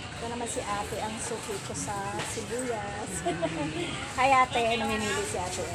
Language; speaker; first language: Filipino; non-native, local second language; Cebuano